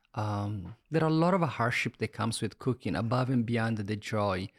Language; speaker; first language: English; non-native, fluent; Italian